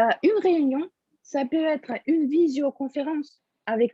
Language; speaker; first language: French; non-native, fluent; Russian